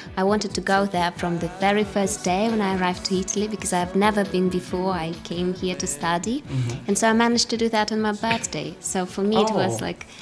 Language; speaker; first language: English; non-native, fluent; Russian